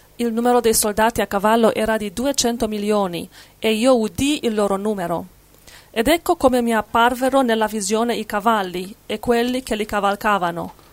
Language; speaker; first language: Italian; non-native, fluent; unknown